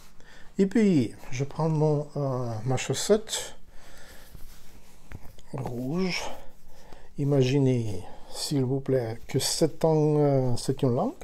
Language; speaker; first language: French; non-native, learner; Ukrainian